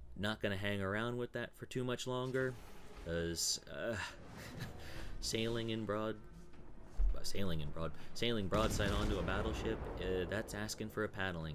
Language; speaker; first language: English; native; English